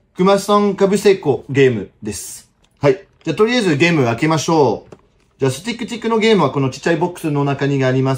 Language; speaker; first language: Japanese; non-native, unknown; French